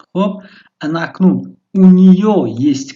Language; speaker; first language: Russian; non-native, local second language; Tajik